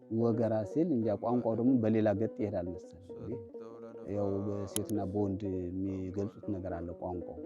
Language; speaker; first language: Amharic; native; Amharic